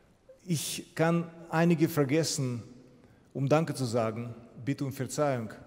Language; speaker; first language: German; non-native, fluent; Ukrainian